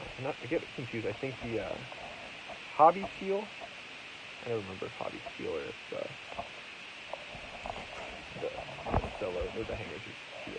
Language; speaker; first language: English; native; English